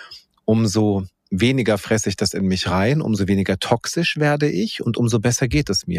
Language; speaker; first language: German; native; German